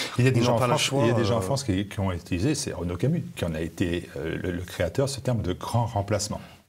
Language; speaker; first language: French; native; French